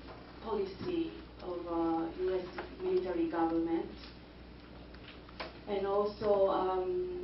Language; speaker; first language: English; non-native, fluent; Japanese